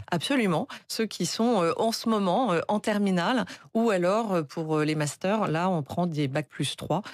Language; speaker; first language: French; native; French